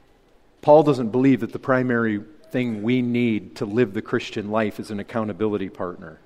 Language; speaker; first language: English; native; English